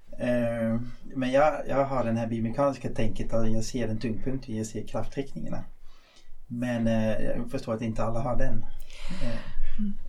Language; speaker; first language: Swedish; non-native, fluent; Dutch